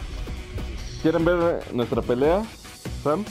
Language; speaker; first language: Spanish; native; Spanish